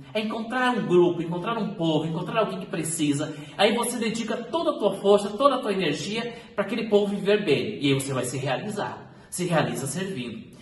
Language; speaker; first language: Portuguese; native; Portuguese